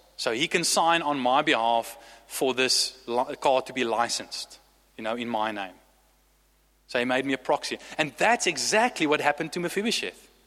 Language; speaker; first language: English; non-native, local second language; Afrikaans